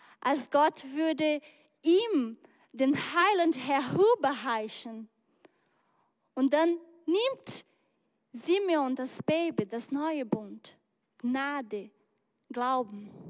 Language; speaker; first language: German; non-native, learner; Portuguese